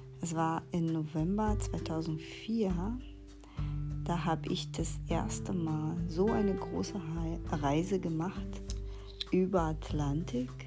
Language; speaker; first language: German; non-native, fluent; Portuguese